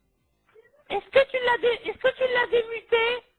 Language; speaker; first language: French; native; French